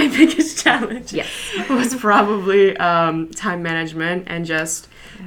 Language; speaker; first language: English; early bilingual, other home language; Polish